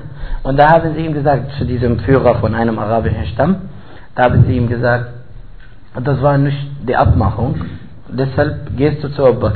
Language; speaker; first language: German; non-native, fluent; Arabic